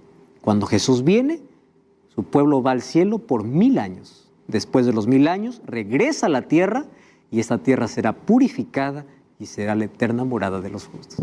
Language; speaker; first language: Spanish; native; Spanish